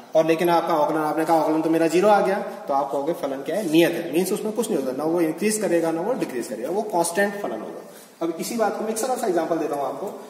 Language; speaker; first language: Hindi; native; Hindi